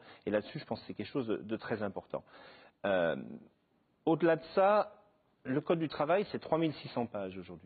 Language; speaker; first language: French; native; French